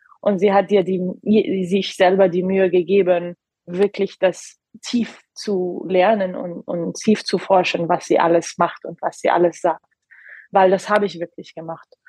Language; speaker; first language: German; non-native, fluent; Arabic